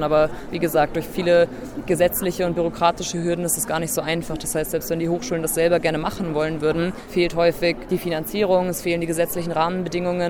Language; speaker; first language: German; native; German